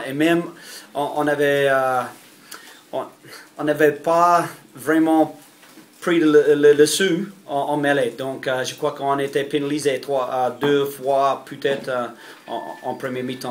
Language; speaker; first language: French; non-native, fluent; English